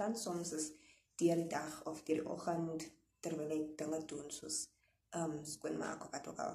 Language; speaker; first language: Afrikaans; non-native, local second language; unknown